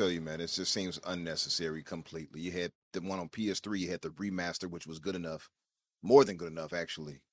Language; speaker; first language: English; native; English